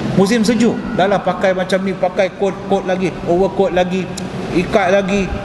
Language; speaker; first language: Malay; non-native, local second language; Tamil